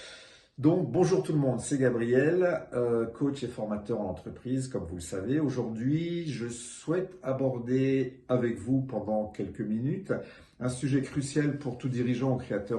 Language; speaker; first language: French; native; French